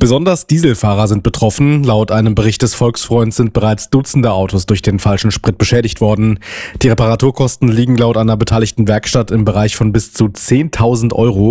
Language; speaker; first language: German; native; German